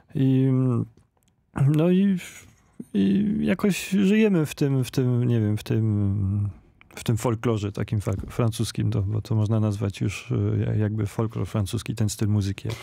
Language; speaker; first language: Polish; early bilingual, heritage; Polish